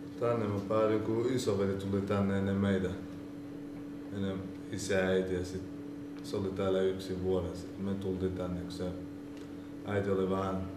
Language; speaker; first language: Finnish; early bilingual, other home language; Albanian